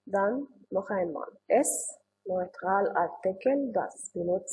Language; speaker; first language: German; non-native, learner; Arabic